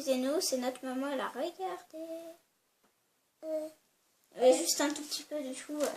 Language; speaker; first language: French; native; French